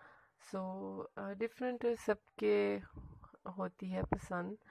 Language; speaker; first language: Hindi; native; Hindi